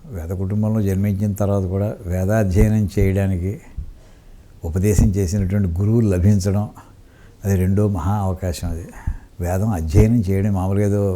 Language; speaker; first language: Telugu; native; Telugu